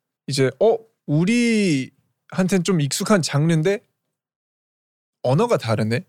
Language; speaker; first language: Korean; early bilingual, other home language; English